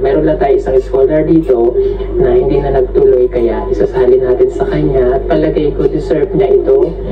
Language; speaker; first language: Filipino; non-native, local second language; Cebuano